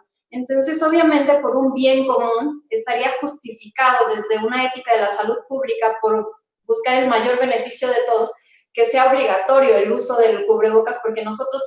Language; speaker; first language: Spanish; native; Spanish